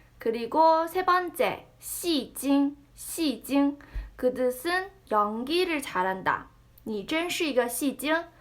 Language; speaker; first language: Korean; non-native, fluent; Chinese